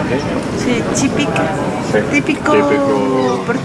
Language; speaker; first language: Spanish; non-native, learner; French